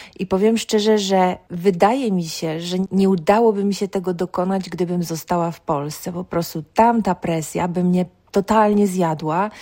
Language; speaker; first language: Polish; native; Polish